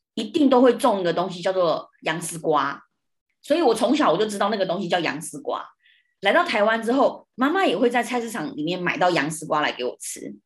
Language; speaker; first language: Chinese; early bilingual, heritage; Chinese